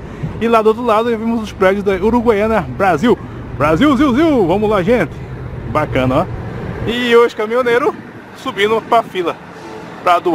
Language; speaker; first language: Portuguese; native; Portuguese